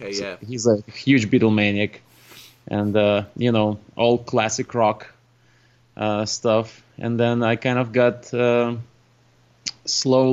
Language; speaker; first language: English; non-native, fluent; Russian